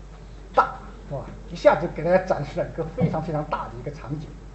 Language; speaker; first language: Chinese; native; Chinese